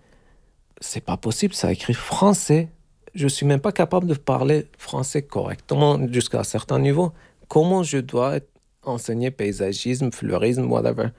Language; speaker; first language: French; non-native, fluent; Turkish